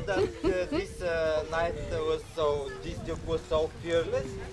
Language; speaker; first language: English; non-native, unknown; Bulgarian